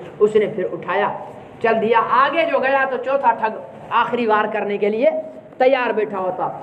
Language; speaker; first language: Urdu; non-native, local second language; Sindhi